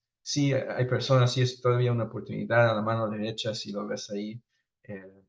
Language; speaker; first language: Spanish; early bilingual, heritage; Spanish